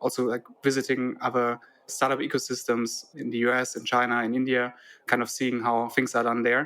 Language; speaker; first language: English; non-native, fluent; German